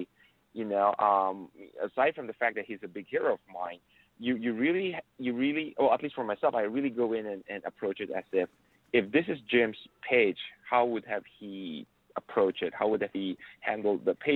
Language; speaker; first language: English; non-native, local second language; Filipino